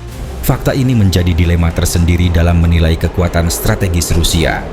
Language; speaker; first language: Indonesian; native; Indonesian